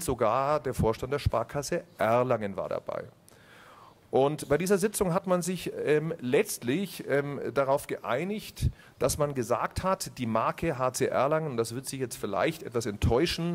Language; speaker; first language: German; native; German